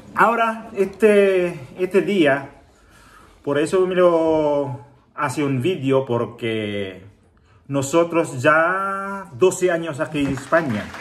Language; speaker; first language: Spanish; non-native, learner; Filipino